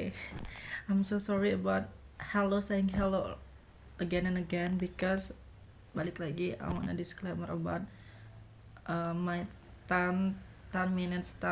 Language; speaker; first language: English; non-native, learner; Indonesian